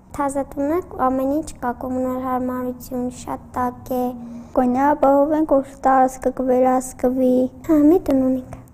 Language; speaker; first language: Armenian; native; Armenian